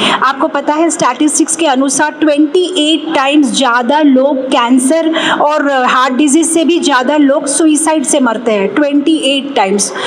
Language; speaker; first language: Hindi; non-native, local second language; Telugu